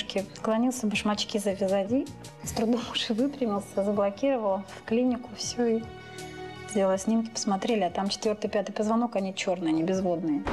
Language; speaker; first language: Russian; native; Russian